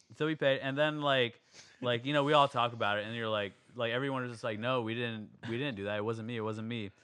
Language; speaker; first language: English; native; English